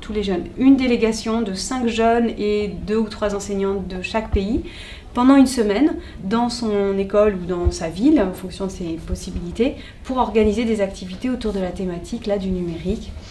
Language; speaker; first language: French; native; French